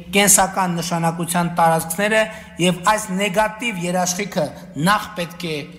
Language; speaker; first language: Armenian; native; Armenian